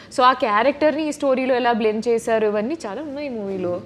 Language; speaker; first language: Telugu; non-native, learner; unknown